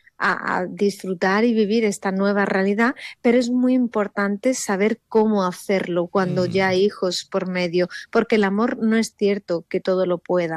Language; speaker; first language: Spanish; native; Spanish